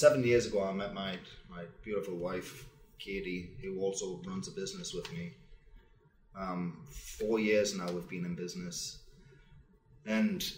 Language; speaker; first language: English; native; English